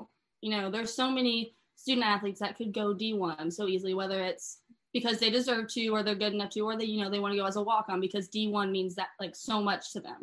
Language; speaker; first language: English; native; English